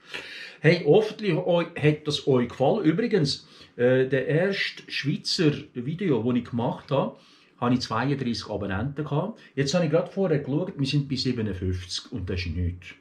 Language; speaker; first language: German; early bilingual, other home language; Turkish